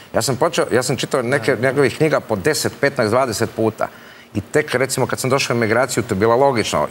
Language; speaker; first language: Croatian; native; Croatian